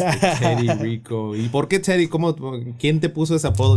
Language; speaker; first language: Spanish; early bilingual, heritage; Spanish